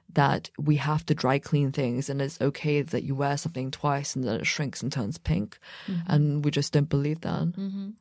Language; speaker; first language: English; native; English